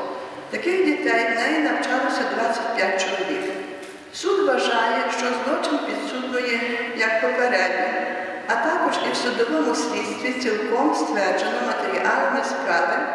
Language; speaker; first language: Ukrainian; native; Ukrainian